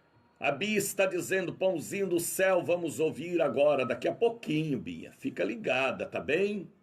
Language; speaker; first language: Portuguese; native; Portuguese